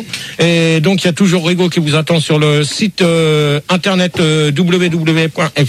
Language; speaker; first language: French; native; French